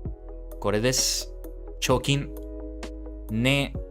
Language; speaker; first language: Japanese; non-native, learner; English